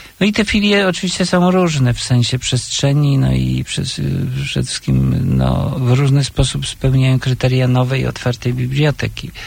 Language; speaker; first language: Polish; native; Polish